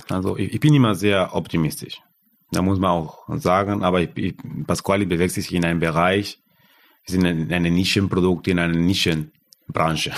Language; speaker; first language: German; non-native, fluent; Spanish